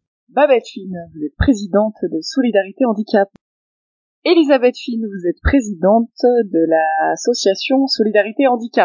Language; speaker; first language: French; native; French